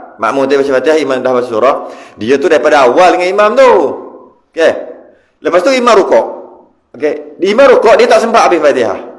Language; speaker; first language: Malay; native; Malay